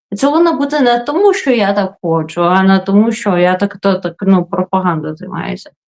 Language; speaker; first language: Ukrainian; non-native, fluent; Lithuanian